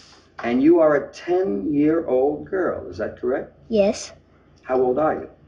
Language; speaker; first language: English; native; English